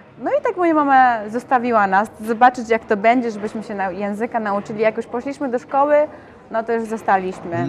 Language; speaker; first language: Polish; early bilingual, other home language; Mongolian